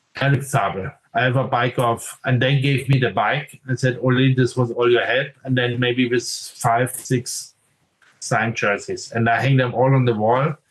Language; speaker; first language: English; non-native, fluent; German